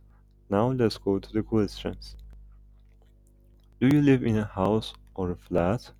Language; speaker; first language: English; non-native, learner; Persian